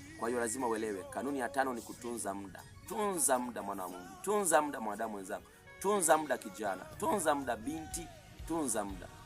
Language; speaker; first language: Swahili; native; Swahili